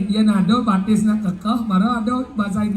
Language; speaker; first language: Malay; non-native, local second language; Balinese